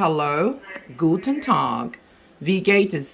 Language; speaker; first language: German; non-native, learner; English